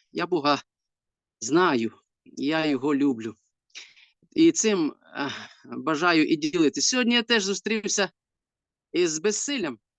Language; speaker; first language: Ukrainian; native; Ukrainian